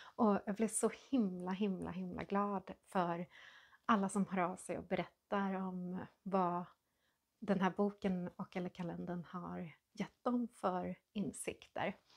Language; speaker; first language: Swedish; native; Swedish